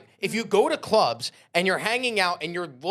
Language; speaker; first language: English; native; English